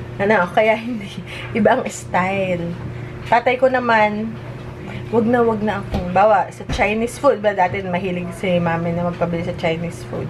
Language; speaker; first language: Filipino; native; Filipino